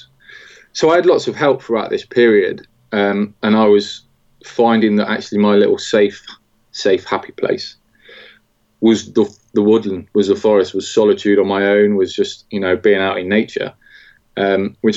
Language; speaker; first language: English; native; English